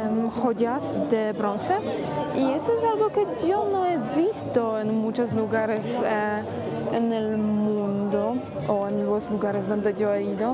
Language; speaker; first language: Spanish; non-native, fluent; Polish